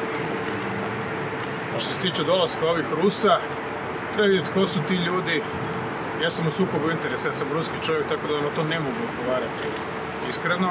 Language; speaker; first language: Croatian; native; Croatian